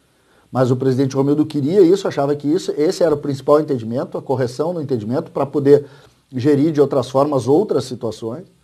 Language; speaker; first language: Portuguese; native; Portuguese